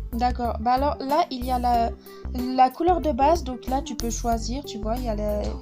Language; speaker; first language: French; native; French